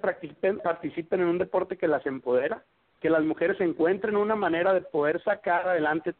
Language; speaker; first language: Spanish; native; Spanish